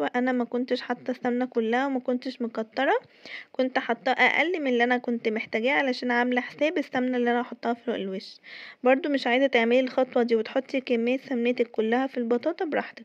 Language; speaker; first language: Arabic; native; Arabic